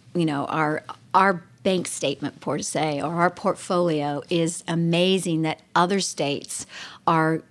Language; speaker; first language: English; native; English